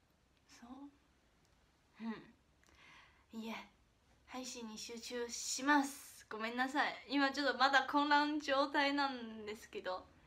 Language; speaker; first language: Japanese; non-native, fluent; Chinese